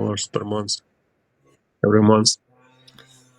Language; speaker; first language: English; non-native, learner; Ukrainian